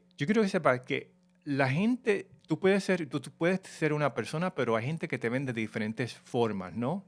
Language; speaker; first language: Spanish; native; Spanish